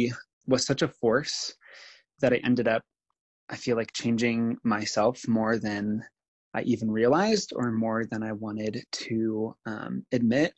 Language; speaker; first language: English; native; English